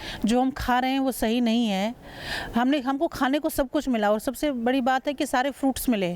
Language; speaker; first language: Hindi; native; Hindi